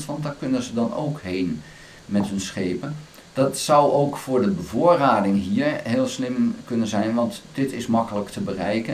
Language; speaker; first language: Dutch; native; Dutch